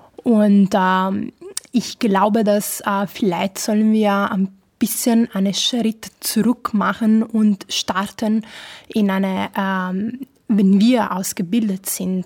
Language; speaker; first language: German; non-native, fluent; Italian